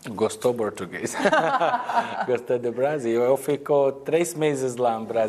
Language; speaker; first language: Portuguese; non-native, learner; Arabic